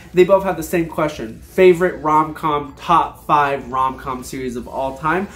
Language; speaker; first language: English; native; English